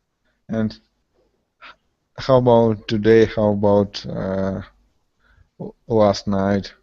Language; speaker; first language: English; non-native, learner; Russian